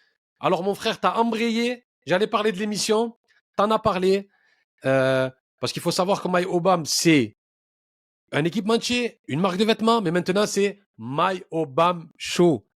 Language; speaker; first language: French; native; French